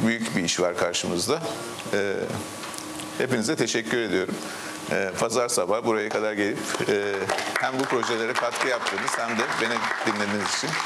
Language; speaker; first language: Turkish; native; Turkish